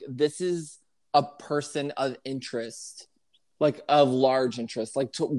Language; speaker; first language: English; native; English